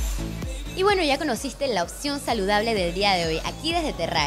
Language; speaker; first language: Spanish; native; Spanish